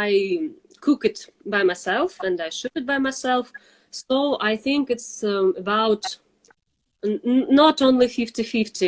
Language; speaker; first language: English; non-native, fluent; Russian